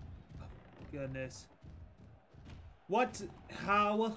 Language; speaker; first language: English; native; English